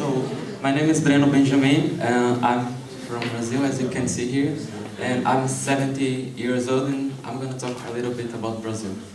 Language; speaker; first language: English; non-native, learner; Portuguese